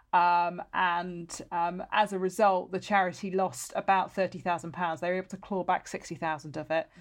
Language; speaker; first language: English; native; English